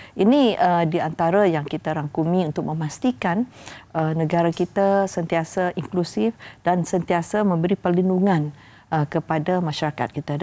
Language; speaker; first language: Malay; native; Malay